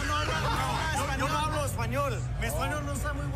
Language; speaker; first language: Spanish; early bilingual, heritage; Spanish